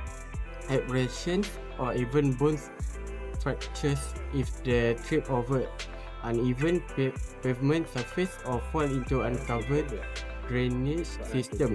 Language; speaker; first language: English; non-native, local second language; Malay